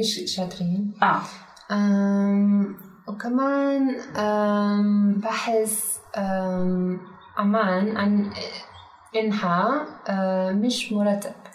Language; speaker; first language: Arabic; non-native, learner; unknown